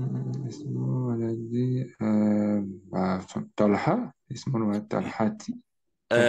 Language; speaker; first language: Arabic; non-native, learner; French